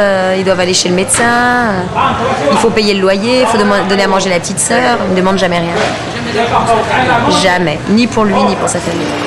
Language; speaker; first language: French; native; French